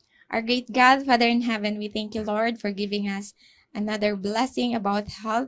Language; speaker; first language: English; non-native, local second language; Hiligaynon